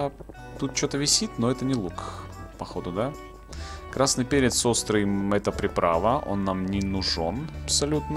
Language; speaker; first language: Russian; native; Russian